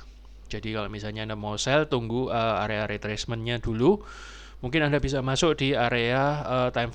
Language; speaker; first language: Indonesian; native; Indonesian